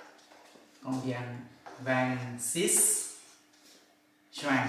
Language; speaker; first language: French; non-native, learner; Thai